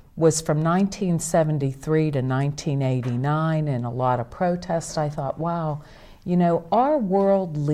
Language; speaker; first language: English; native; English